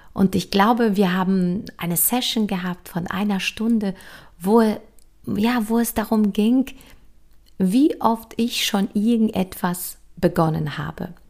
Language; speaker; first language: German; early bilingual, other home language; Polish